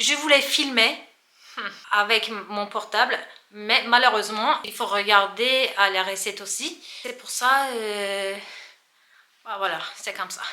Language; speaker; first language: French; non-native, learner; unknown